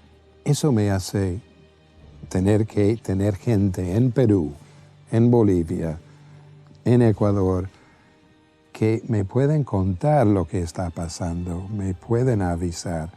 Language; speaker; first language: Spanish; non-native, fluent; English